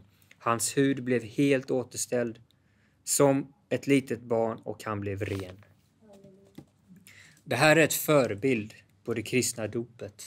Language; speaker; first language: Swedish; native; Swedish